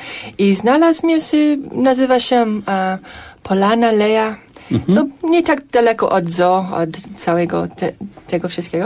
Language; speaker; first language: Polish; non-native, fluent; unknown